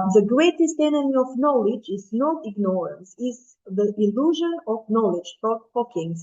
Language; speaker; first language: English; non-native, fluent; Albanian